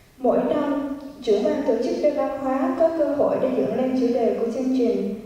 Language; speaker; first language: Vietnamese; early bilingual, heritage; Vietnamese